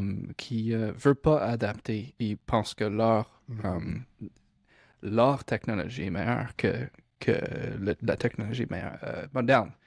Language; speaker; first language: French; non-native, local second language; English